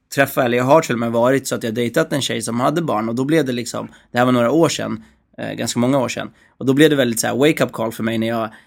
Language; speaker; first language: Swedish; native; Swedish